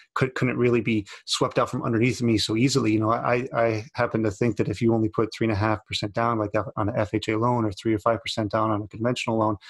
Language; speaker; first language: English; native; English